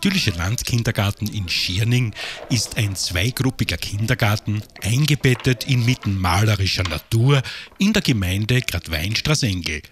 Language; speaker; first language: German; native; German